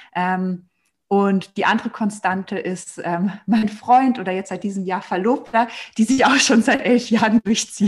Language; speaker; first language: German; native; German